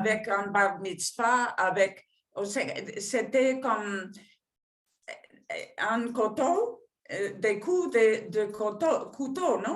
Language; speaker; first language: French; non-native, fluent; Spanish